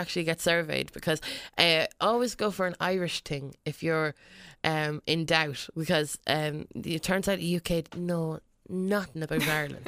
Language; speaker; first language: English; native; English